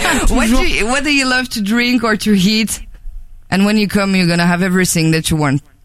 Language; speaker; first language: English; non-native, fluent; French